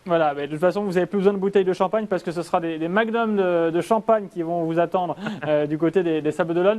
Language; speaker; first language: French; native; French